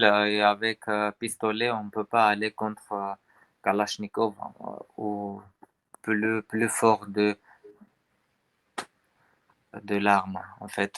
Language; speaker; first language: French; non-native, learner; Armenian